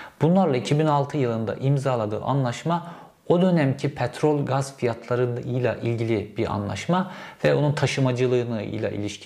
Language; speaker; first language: Turkish; native; Turkish